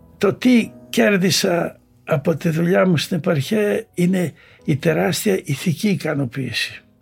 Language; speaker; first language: Greek; native; Greek